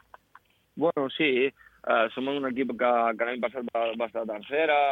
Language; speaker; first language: Catalan; non-native, local second language; Spanish